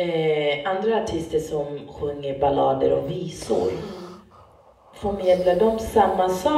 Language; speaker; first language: Swedish; native; Swedish